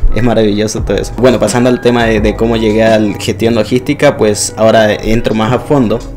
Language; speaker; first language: Spanish; native; Spanish